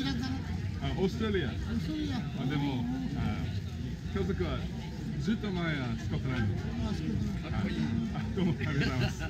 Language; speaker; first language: Japanese; non-native, learner; English